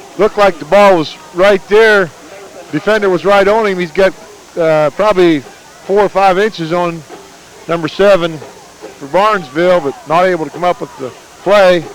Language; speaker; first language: English; native; English